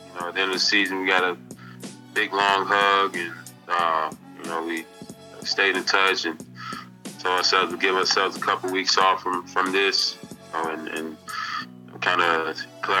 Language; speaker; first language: English; native; English